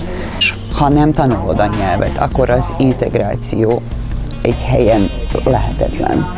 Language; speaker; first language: Hungarian; non-native, fluent; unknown